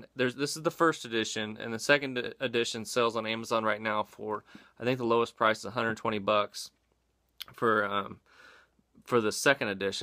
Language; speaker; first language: English; native; English